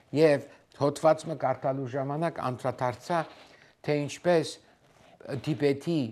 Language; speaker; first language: Armenian; native; Armenian